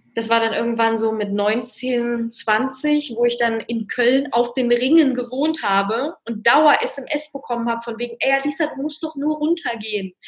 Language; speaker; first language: German; early bilingual, other home language; Russian